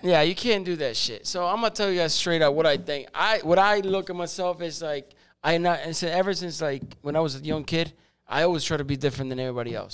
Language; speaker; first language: English; early bilingual, other home language; Spanish